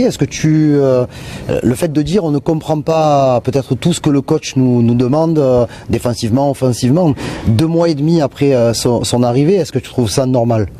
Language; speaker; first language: French; native; French